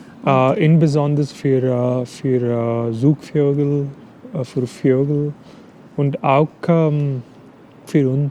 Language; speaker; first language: German; non-native, fluent; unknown